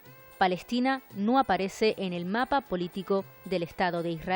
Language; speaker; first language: Spanish; native; Spanish